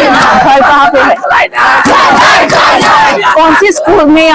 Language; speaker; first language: Hindi; non-native, local second language; Bangla